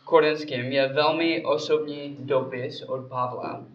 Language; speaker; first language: Czech; non-native, learner; English